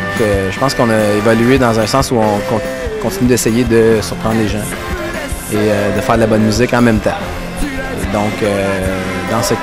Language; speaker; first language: French; native; French